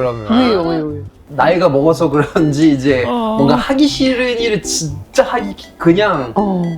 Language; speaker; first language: Korean; non-native, fluent; French